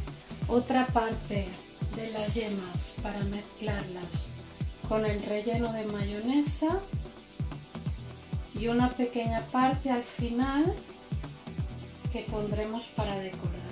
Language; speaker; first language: Spanish; native; Spanish